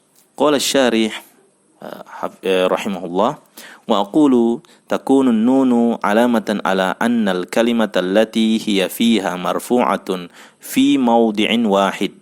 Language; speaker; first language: Arabic; non-native, fluent; Indonesian